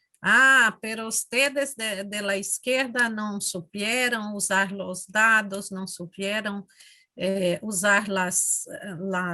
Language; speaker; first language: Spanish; non-native, learner; Portuguese